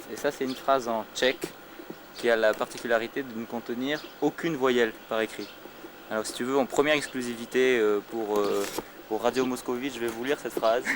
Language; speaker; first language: French; native; French